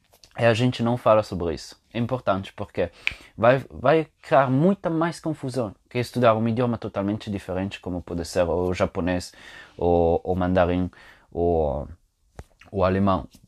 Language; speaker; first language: Portuguese; non-native, fluent; Italian